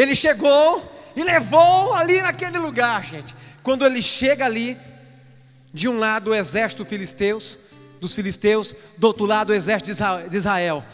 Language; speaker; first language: Portuguese; native; Portuguese